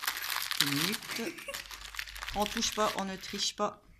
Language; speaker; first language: French; native; French